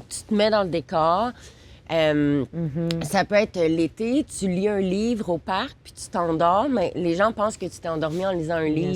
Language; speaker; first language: French; native; French